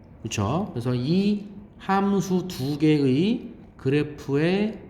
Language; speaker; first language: Korean; native; Korean